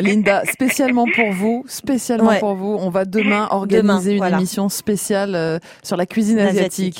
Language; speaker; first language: French; native; French